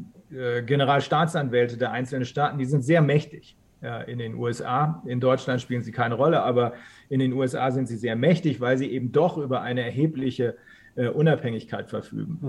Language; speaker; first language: German; native; German